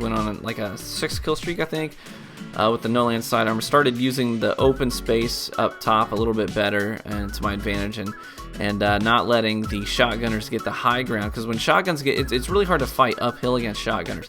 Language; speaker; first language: English; native; English